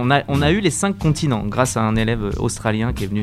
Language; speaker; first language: French; native; French